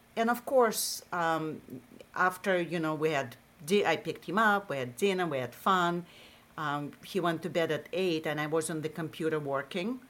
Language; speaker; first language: English; non-native, fluent; Russian